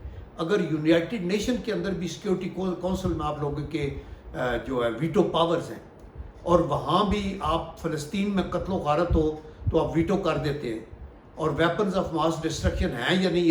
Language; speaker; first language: Urdu; native; Urdu